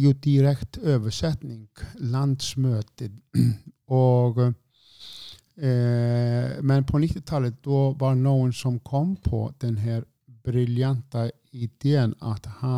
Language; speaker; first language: Swedish; non-native, fluent; Icelandic